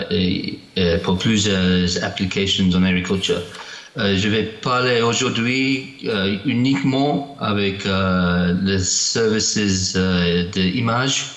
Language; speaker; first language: French; non-native, learner; English